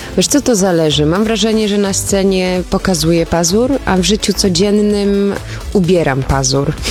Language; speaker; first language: Polish; early bilingual, other home language; German